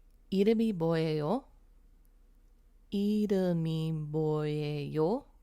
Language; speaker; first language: Korean; non-native, fluent; English